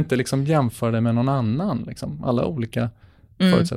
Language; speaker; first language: Swedish; native; Swedish